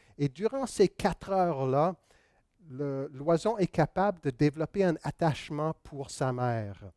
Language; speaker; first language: French; non-native, local second language; English